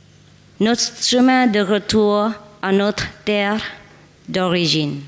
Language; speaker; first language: French; non-native, learner; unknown